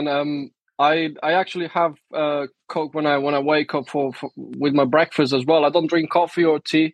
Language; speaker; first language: English; non-native, fluent; Spanish